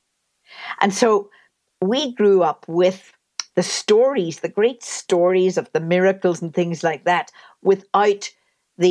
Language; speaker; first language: English; native; English